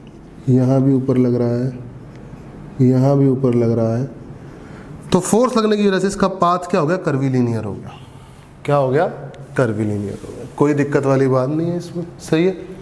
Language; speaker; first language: Hindi; native; Hindi